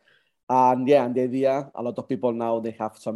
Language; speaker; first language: English; non-native, fluent; Spanish